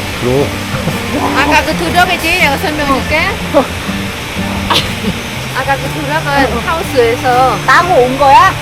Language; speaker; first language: Korean; non-native, learner; Vietnamese